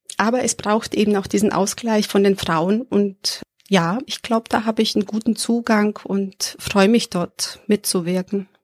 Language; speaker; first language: German; early bilingual, other home language; Serbian